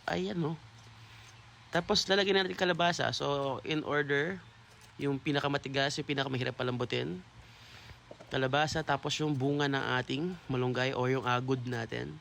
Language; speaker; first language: Filipino; non-native, local second language; Pampanga